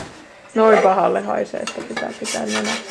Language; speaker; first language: Finnish; native; Finnish